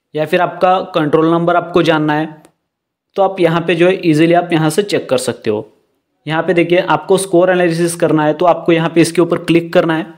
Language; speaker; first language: Hindi; non-native, local second language; Marathi